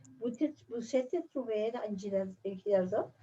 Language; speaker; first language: French; non-native, learner; Spanish